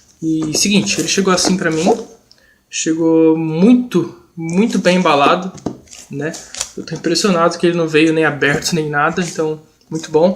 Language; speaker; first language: Portuguese; native; Portuguese